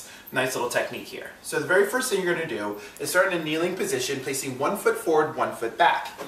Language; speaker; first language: English; native; English